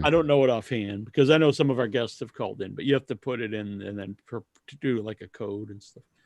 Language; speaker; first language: English; native; English